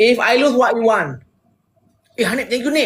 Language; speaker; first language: English; non-native, learner; Malay